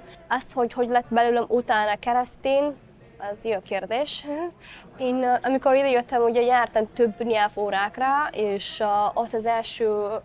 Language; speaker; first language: Hungarian; non-native, fluent; Somali